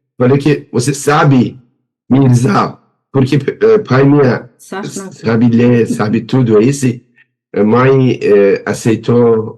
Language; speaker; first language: Portuguese; non-native, learner; Persian